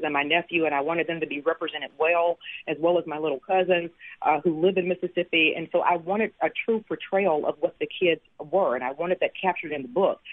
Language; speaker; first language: English; native; English